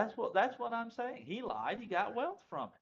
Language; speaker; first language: English; native; English